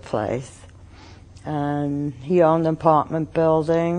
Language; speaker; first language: English; early bilingual, other home language; German